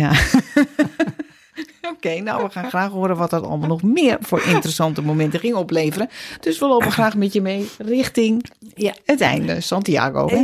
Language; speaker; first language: Dutch; native; Dutch